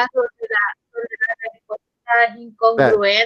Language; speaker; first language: Spanish; native; Spanish